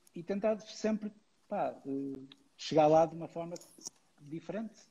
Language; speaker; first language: Portuguese; native; Portuguese